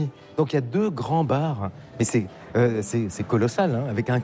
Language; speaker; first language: French; native; French